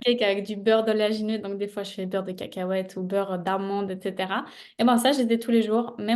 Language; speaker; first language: French; native; French